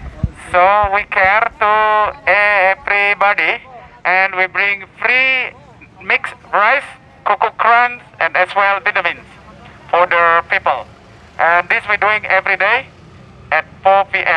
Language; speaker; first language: English; non-native, fluent; Indonesian